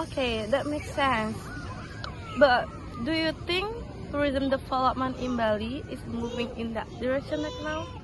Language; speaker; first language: English; non-native, learner; Indonesian